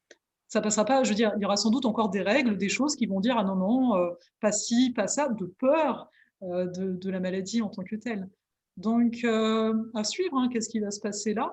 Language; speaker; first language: French; native; French